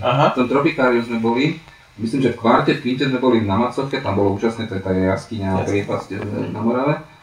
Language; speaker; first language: Slovak; non-native, local second language; Hungarian